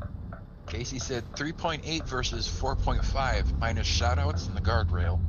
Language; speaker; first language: English; native; English